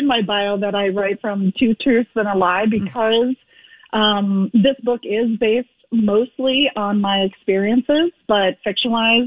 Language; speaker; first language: English; native; English